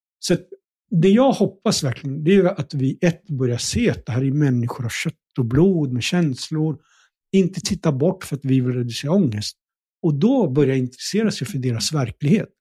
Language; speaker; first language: Swedish; early bilingual, other home language; Punjabi